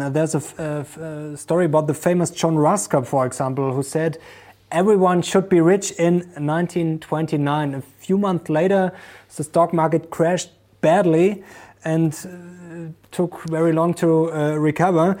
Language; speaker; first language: English; non-native, fluent; German